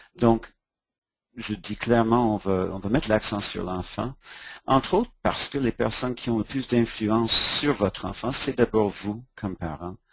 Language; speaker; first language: French; non-native, local second language; English